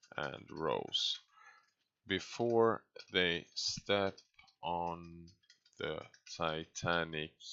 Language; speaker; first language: English; non-native, fluent; Swedish